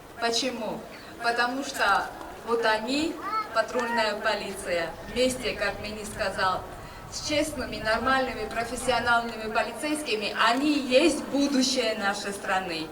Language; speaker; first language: Russian; non-native, fluent; Georgian